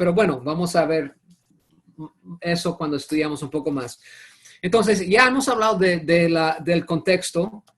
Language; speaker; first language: Spanish; non-native, fluent; English